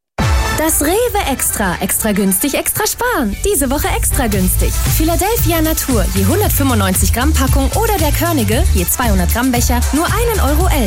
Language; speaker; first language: German; native; German